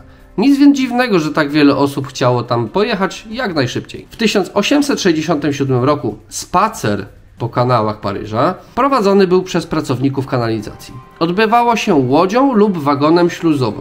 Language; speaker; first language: Polish; native; Polish